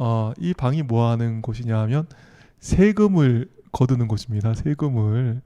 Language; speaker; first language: Korean; native; Korean